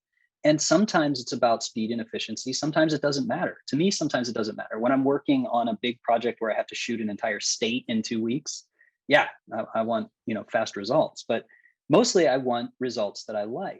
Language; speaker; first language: English; native; English